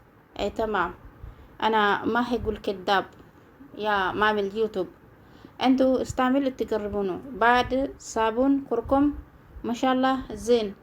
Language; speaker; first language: Arabic; non-native, learner; Oromo